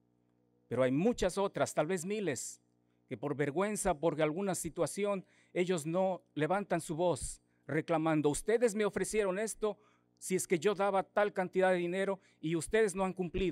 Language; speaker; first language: Spanish; native; Spanish